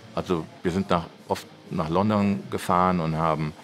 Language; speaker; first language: German; native; German